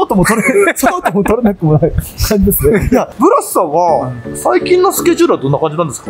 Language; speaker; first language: Japanese; native; Japanese